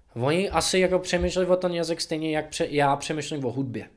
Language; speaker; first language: Czech; non-native, fluent; English